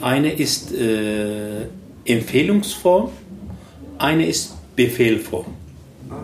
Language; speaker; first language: German; non-native, learner; Turkish